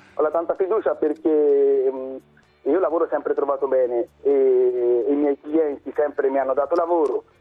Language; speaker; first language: Italian; non-native, learner; Bangla